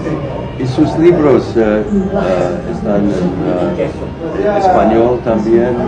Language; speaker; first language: Spanish; non-native, learner; English